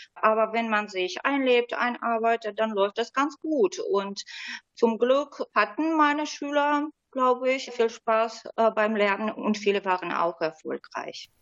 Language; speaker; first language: German; native; German